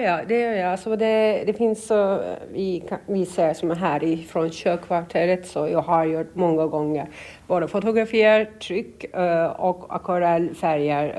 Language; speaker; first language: Swedish; non-native, learner; Turkish